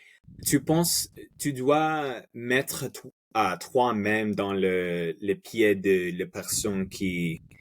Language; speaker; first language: French; non-native, fluent; Spanish